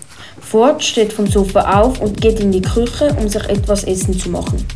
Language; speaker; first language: German; native; German